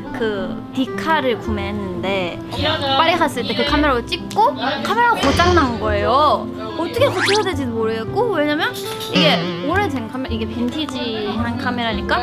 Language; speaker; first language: Korean; non-native, fluent; Thai